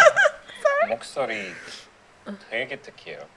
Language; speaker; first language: Korean; non-native, fluent; Bosnian